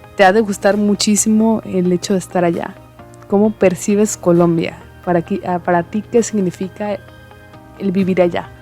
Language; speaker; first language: Spanish; native; Spanish